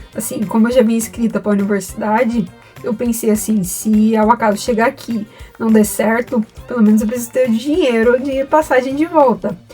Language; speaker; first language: Portuguese; native; Portuguese